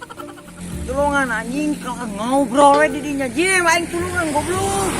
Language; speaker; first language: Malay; non-native, local second language; Sundanese